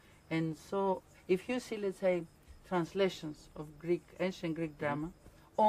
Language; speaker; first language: English; non-native, fluent; Greek